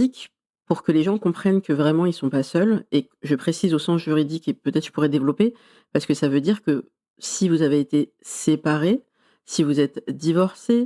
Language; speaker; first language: French; native; French